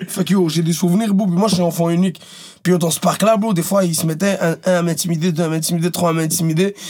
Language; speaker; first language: French; early bilingual, other home language; Arabic